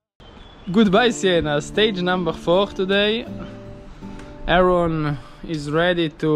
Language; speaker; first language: English; non-native, fluent; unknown